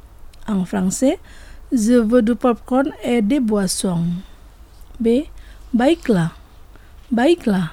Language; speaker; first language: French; non-native, fluent; Indonesian